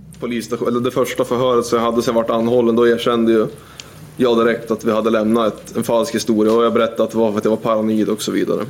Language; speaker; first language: Swedish; native; Swedish